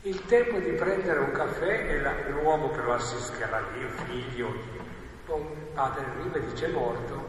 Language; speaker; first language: Italian; native; Italian